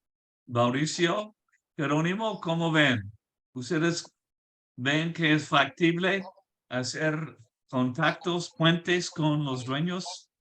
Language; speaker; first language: Spanish; non-native, fluent; English